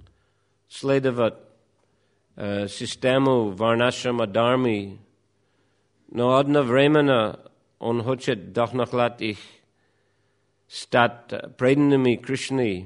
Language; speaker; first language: Russian; non-native, fluent; English